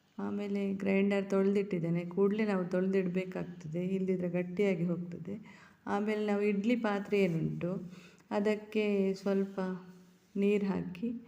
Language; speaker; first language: Kannada; non-native, local second language; Tulu